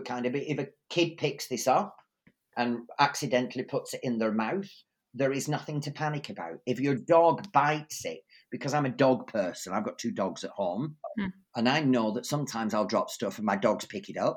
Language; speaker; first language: English; native; English